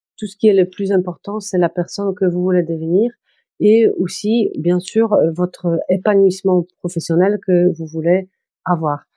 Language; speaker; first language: French; non-native, fluent; Polish